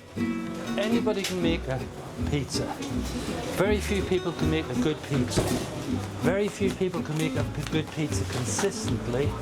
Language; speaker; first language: English; native; English